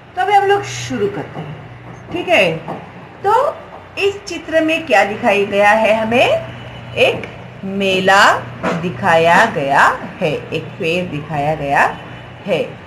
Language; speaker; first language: Hindi; non-native, local second language; Marathi